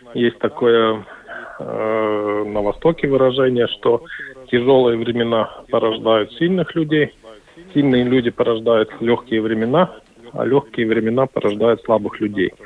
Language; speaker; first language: Russian; non-native, local second language; Latvian